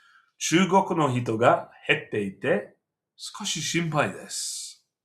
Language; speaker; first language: Japanese; non-native, fluent; English